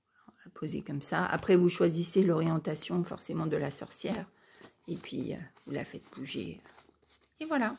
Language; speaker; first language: French; native; French